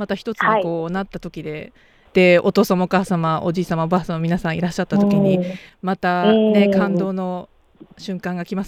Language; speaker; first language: Japanese; native; Japanese